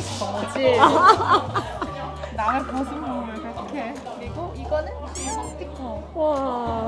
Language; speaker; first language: Korean; native; Korean